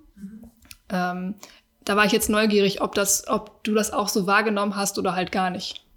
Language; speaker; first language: German; native; German